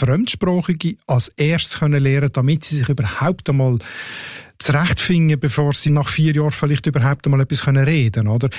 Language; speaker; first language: German; native; German